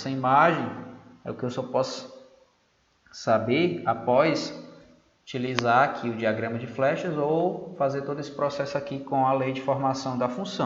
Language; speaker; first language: Portuguese; native; Portuguese